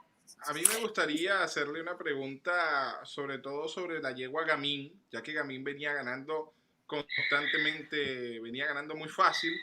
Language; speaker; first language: Spanish; native; Spanish